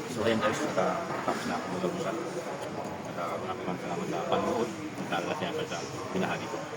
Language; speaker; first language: Filipino; non-native, local second language; Pampanga